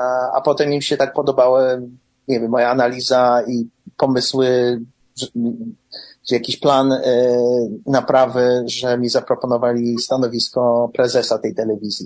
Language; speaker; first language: Polish; early bilingual, heritage; English